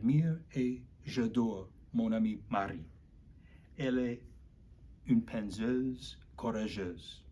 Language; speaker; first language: French; non-native, learner; English